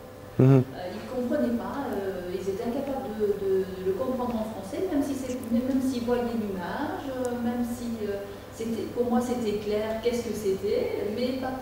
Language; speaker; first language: French; non-native, fluent; Greek